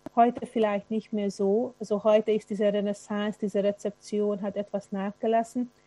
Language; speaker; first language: German; non-native, fluent; Hungarian